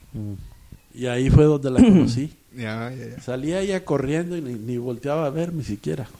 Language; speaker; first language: Spanish; native; Spanish